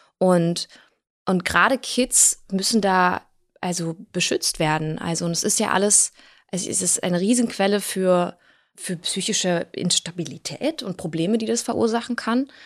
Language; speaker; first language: German; early bilingual, other home language; Russian